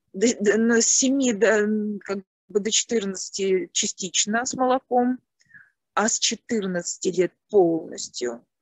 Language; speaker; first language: Russian; native; Russian